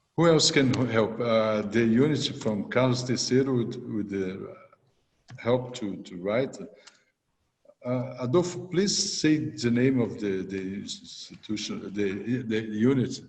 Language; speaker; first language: English; non-native, fluent; Portuguese